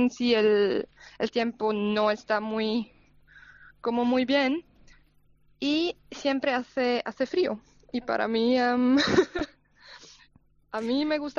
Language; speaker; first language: Spanish; non-native, fluent; German